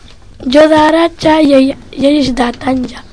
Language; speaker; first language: Catalan; early bilingual, other home language; Arabic